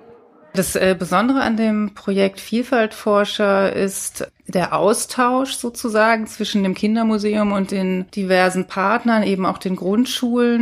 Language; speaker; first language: German; native; German